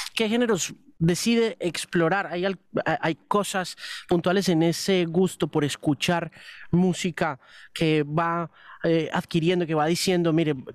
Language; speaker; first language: Spanish; native; Spanish